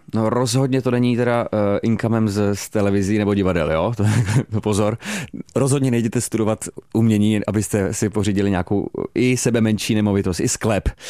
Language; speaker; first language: Czech; native; Czech